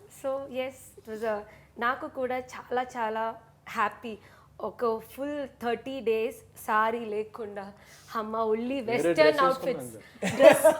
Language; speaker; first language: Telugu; non-native, learner; Malayalam